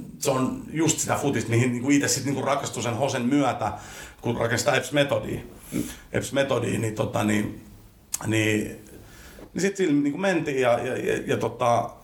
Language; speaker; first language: Finnish; early bilingual, other home language; Spanish